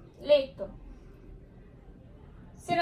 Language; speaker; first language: Spanish; native; Spanish